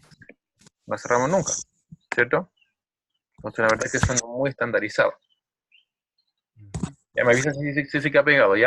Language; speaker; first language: Spanish; native; Spanish